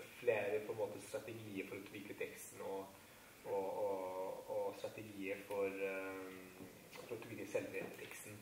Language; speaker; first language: Norwegian; non-native, fluent; Italian